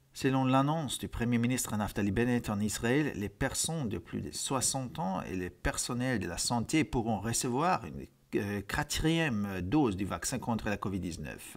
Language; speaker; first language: French; non-native, fluent; Hungarian